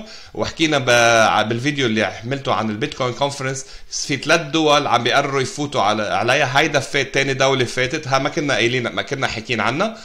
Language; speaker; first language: Arabic; native; Arabic